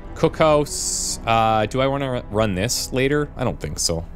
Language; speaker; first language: English; native; English